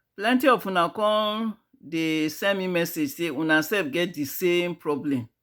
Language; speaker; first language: Nigerian Pidgin; native; Nigerian Pidgin